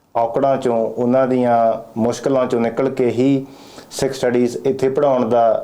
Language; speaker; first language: Punjabi; native; Punjabi